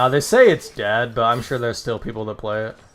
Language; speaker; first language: English; native; English